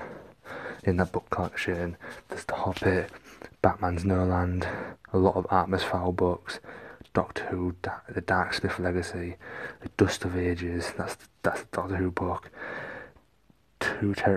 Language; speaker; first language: English; native; English